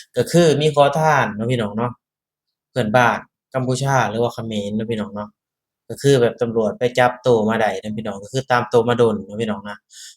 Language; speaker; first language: Thai; native; Thai